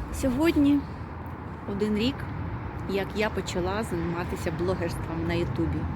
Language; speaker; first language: Ukrainian; non-native, local second language; Russian